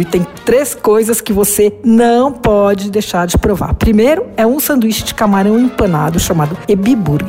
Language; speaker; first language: Portuguese; native; Portuguese